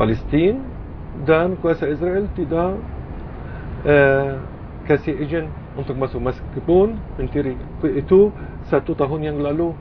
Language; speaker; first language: Indonesian; non-native, fluent; Arabic